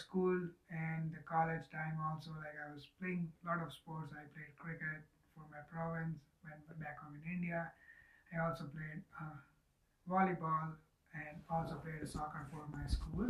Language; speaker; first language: English; non-native, local second language; Gujarati